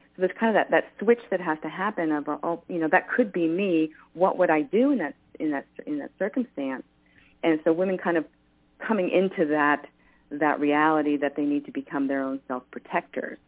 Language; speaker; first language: English; native; English